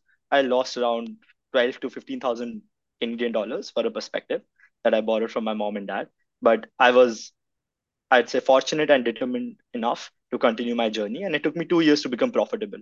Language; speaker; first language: English; non-native, local second language; Hindi